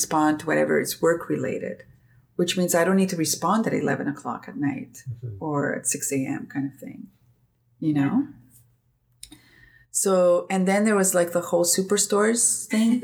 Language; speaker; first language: English; non-native, fluent; Greek